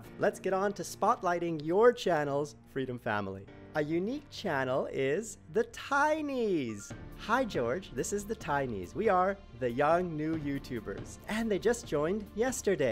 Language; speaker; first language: English; native; English